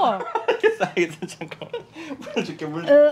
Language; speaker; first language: Korean; native; Korean